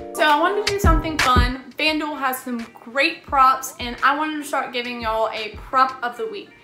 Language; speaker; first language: English; native; English